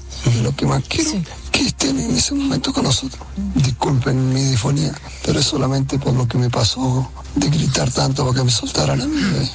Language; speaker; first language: Spanish; native; Spanish